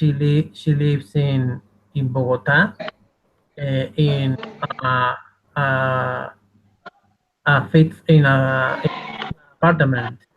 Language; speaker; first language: English; non-native, learner; Spanish